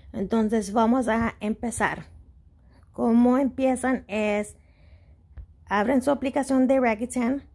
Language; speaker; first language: Spanish; early bilingual, heritage; Spanish